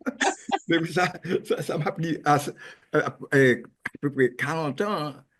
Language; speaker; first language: French; non-native, local second language; Haitian Creole